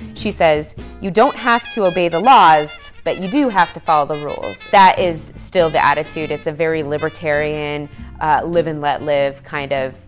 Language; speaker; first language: English; native; English